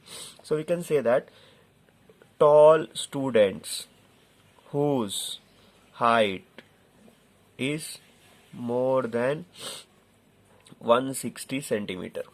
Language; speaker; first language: English; non-native, local second language; Telugu